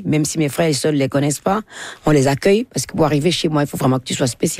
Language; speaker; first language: French; non-native, local second language; Fon